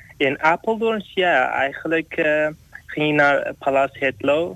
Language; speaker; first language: Dutch; non-native, learner; Arabic